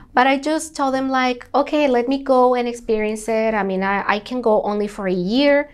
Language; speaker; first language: English; non-native, fluent; Spanish